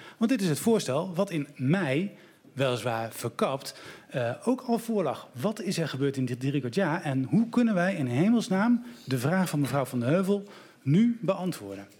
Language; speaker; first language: Dutch; native; Dutch